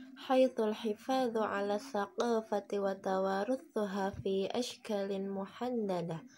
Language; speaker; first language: Arabic; non-native, learner; Indonesian